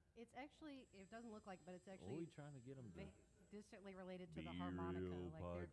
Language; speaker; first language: English; native; English